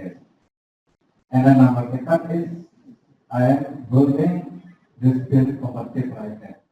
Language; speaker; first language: English; non-native, learner; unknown